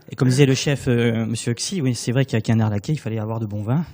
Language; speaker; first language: French; native; French